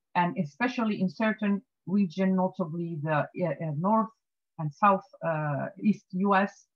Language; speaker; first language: English; non-native, fluent; Arabic